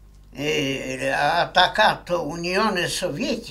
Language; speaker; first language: Italian; non-native, fluent; Polish